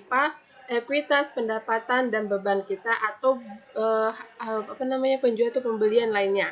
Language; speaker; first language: Indonesian; native; Indonesian